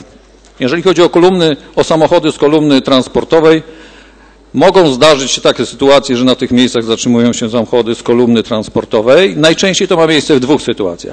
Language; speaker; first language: Polish; native; Polish